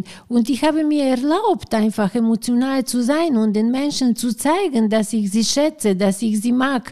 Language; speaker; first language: German; non-native, fluent; Bulgarian